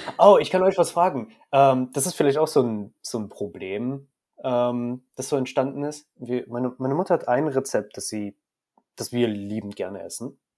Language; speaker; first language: German; native; German